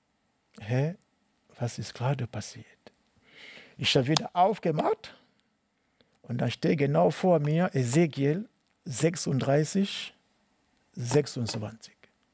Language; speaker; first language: German; non-native, learner; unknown